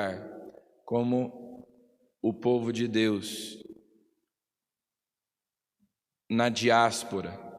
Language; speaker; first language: Portuguese; native; Portuguese